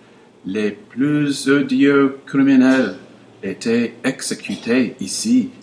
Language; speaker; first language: French; non-native, learner; English